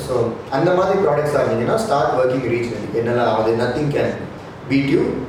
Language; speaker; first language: English; non-native, local second language; Tamil